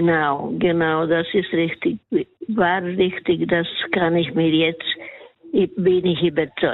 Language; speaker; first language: German; non-native, learner; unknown